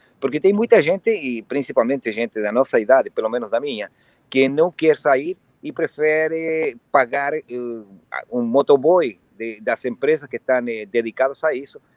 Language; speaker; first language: Portuguese; non-native, fluent; Spanish